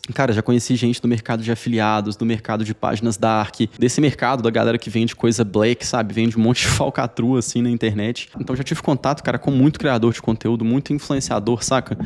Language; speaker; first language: Portuguese; native; Portuguese